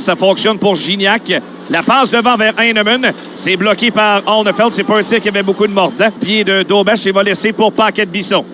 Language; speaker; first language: French; native; French